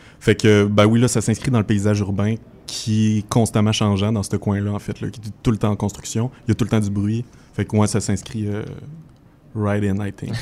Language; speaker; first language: French; native; French